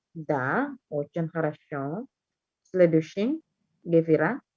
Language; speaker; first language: Russian; non-native, fluent; Indonesian